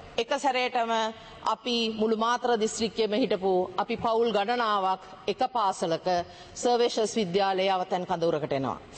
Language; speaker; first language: Sinhala; non-native, local second language; Tamil